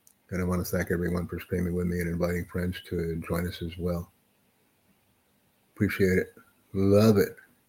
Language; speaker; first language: English; native; English